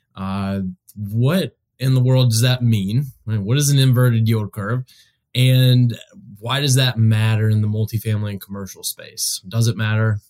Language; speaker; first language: English; native; English